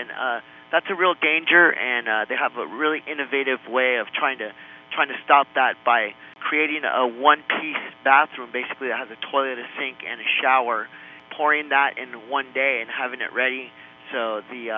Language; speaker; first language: English; non-native, fluent; Spanish